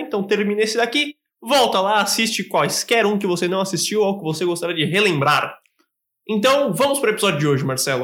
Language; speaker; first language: Portuguese; native; Portuguese